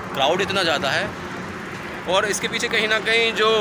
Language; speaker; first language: Hindi; native; Hindi